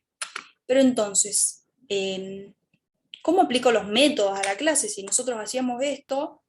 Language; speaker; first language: Spanish; native; Spanish